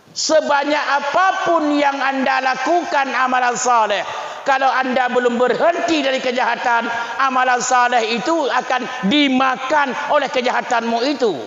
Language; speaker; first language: Malay; non-native, local second language; Achinese